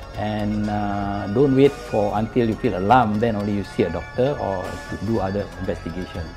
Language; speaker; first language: English; non-native, local second language; Malay